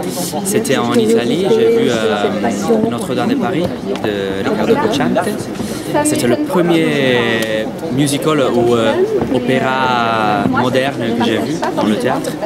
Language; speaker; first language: French; non-native, fluent; Italian